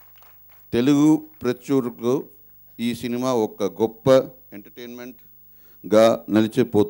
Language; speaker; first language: Telugu; native; Telugu